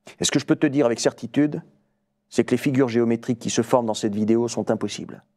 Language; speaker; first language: French; native; French